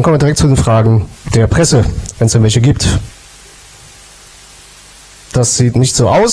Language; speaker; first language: German; native; German